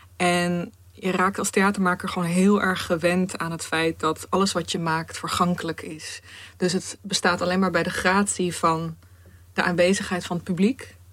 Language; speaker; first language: Dutch; early bilingual, other home language; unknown